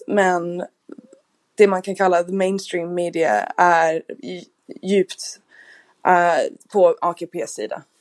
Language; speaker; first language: Swedish; non-native, fluent; English